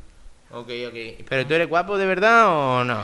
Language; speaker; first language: Spanish; native; Spanish